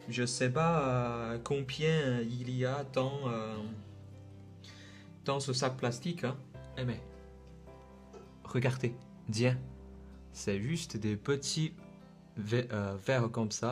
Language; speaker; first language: French; non-native, learner; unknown